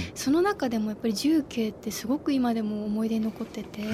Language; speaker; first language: Japanese; native; Japanese